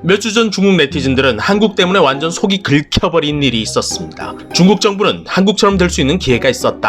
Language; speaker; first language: Korean; native; Korean